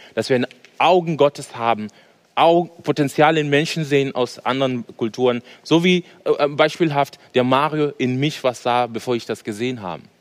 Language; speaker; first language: German; non-native, fluent; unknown